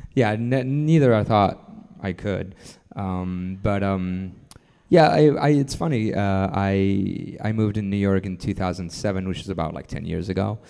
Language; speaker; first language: English; non-native, fluent; French